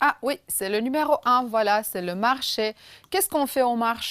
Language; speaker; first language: French; non-native, fluent; Romanian